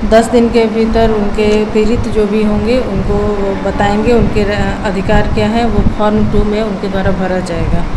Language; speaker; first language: Hindi; native; Hindi